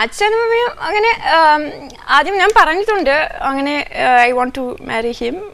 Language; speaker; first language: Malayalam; non-native, fluent; French